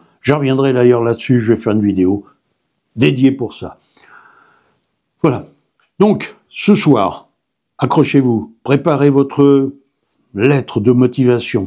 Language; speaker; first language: French; native; French